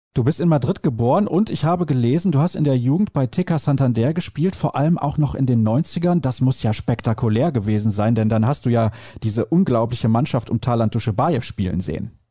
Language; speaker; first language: German; native; German